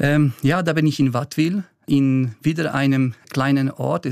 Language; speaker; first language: German; early bilingual, other home language; Bosnian